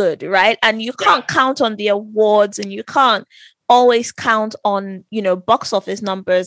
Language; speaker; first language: English; non-native, local second language; Yoruba